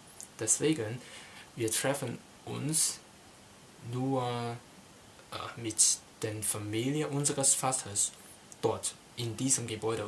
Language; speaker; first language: German; non-native, learner; Cantonese